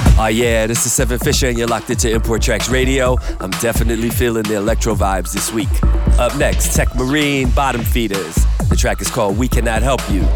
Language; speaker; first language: English; native; English